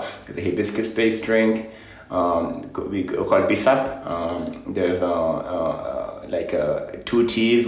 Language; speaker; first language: English; non-native, fluent; Fula